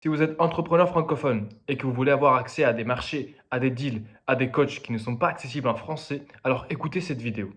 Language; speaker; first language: French; non-native, fluent; Spanish